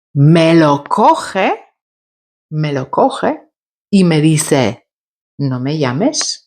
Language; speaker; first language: Spanish; non-native, fluent; Polish